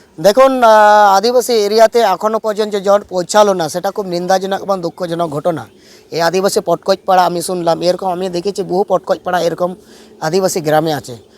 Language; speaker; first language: Bangla; non-native, local second language; Santali